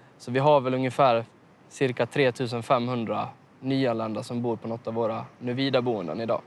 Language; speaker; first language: Swedish; native; Swedish